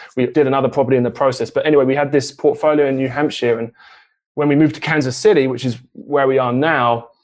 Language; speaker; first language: English; native; English